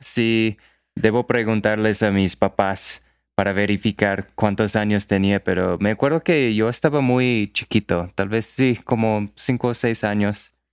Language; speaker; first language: Spanish; non-native, fluent; English